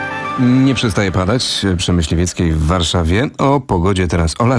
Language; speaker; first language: Polish; native; Polish